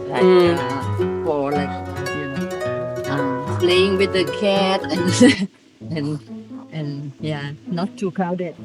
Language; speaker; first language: English; non-native, local second language; Thai